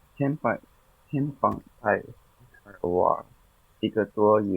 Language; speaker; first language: Chinese; non-native, learner; Indonesian